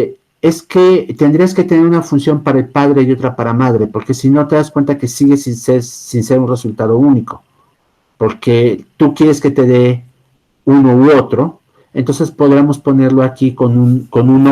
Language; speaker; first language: Spanish; native; Spanish